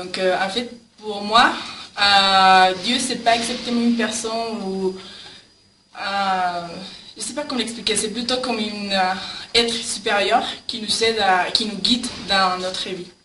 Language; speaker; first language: French; non-native, learner; Spanish